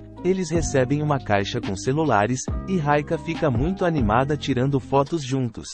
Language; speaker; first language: Portuguese; native; Portuguese